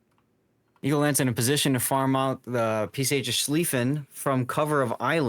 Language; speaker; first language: English; native; English